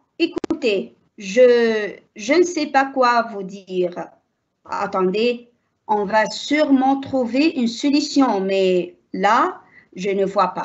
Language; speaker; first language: French; non-native, learner; Arabic